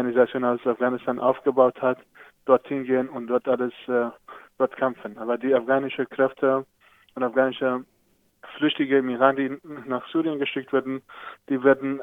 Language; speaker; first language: German; non-native, fluent; Persian